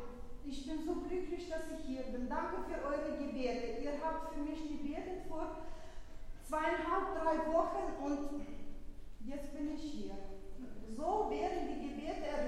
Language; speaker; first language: German; non-native, fluent; Russian